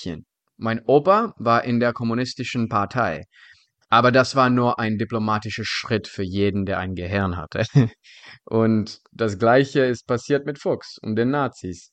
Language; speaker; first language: German; non-native, fluent; Czech